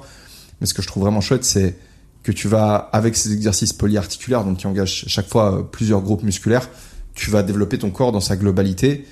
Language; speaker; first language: French; native; French